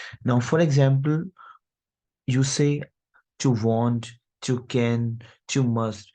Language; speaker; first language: English; non-native, local second language; Hindi